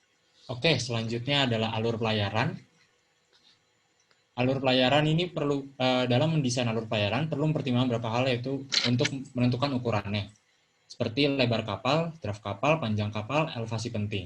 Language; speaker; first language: Indonesian; native; Indonesian